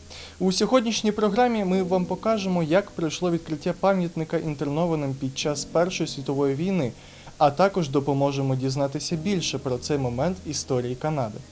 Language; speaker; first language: Ukrainian; native; Ukrainian